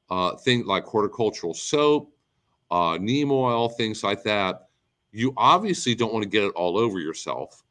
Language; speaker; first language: English; native; English